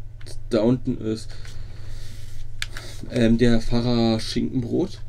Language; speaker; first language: German; native; German